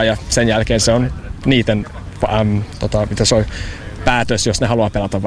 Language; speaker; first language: Finnish; non-native, fluent; English